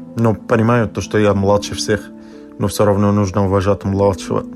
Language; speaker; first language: Russian; non-native, fluent; Arabic